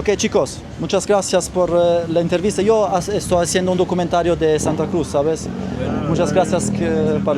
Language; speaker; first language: Spanish; non-native, learner; German